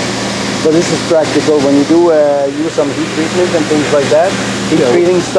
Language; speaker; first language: English; non-native, local second language; French